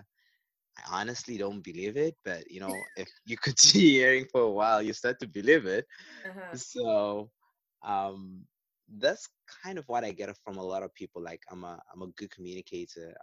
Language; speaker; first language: English; non-native, local second language; Shona